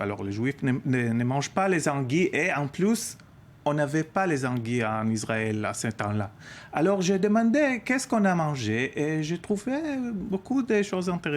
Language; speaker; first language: French; non-native, learner; Hebrew